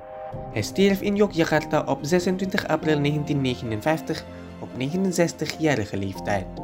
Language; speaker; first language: Dutch; non-native, fluent; Indonesian